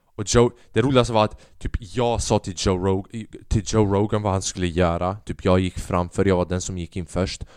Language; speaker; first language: Swedish; early bilingual, other home language; Albanian